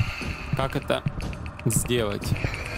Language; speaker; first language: Russian; native; Russian